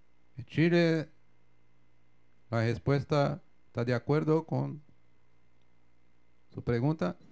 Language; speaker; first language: Spanish; non-native, fluent; Portuguese